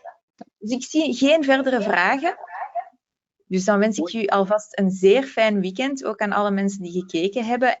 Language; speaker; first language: Dutch; native; Dutch